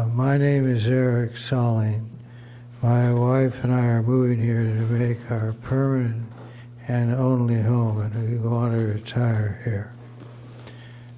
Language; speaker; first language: English; native; English